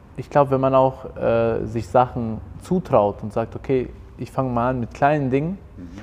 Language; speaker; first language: German; early bilingual, other home language; Albanian